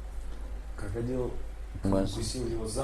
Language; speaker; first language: Russian; native; Russian